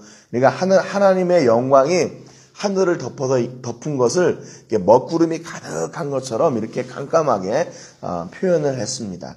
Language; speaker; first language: Korean; native; Korean